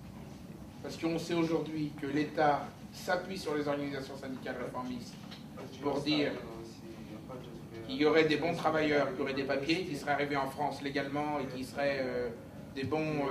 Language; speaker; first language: French; native; French